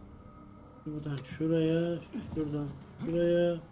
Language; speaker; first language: Turkish; native; Turkish